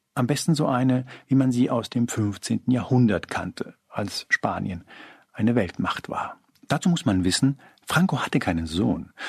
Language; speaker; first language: German; early bilingual, other home language; Spanish